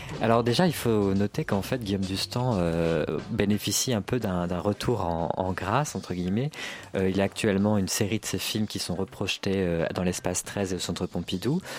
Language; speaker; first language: French; native; French